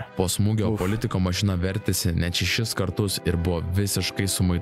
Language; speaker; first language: Lithuanian; native; Lithuanian